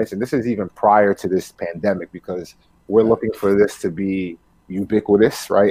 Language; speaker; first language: English; early bilingual, other home language; Spanish